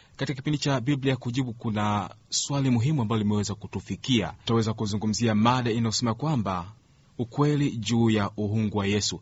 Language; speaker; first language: Swahili; native; Swahili